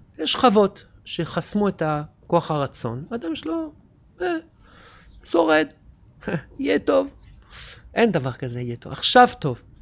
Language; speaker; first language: Hebrew; non-native, fluent; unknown